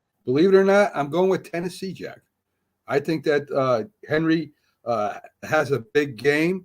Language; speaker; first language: English; native; English